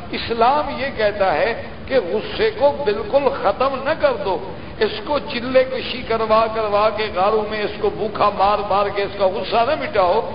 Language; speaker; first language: Urdu; native; Urdu